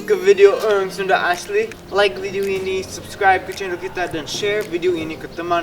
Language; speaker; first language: Indonesian; non-native, local second language; English